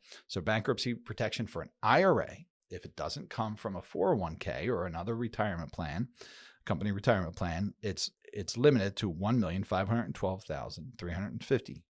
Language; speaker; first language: English; native; English